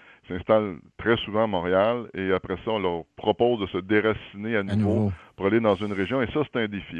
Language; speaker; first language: French; native; French